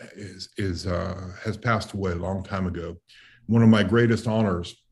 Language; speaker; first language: English; native; English